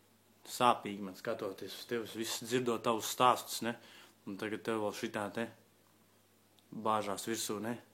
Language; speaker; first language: Latvian; native; Latvian